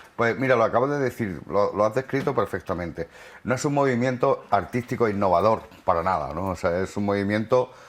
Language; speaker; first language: Spanish; native; Spanish